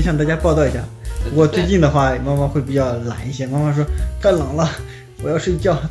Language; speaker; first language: Chinese; native; Chinese